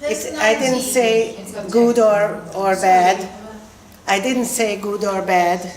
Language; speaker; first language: English; non-native, fluent; Hungarian